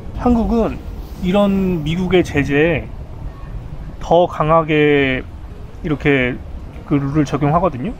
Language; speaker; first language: Korean; native; Korean